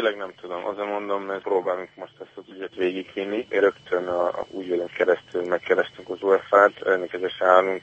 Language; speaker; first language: Hungarian; non-native, fluent; Serbian